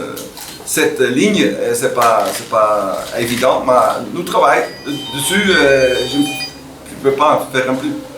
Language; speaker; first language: French; non-native, learner; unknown